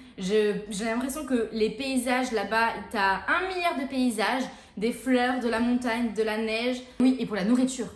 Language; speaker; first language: French; native; French